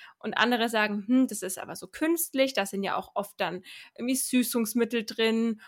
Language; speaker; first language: German; native; German